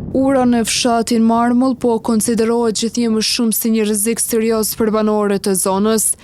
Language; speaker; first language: Albanian; native; Albanian